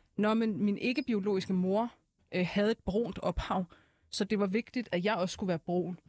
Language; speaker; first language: Danish; early bilingual, other home language; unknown